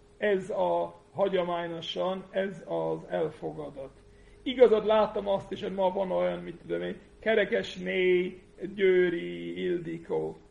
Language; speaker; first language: Hungarian; non-native, fluent; English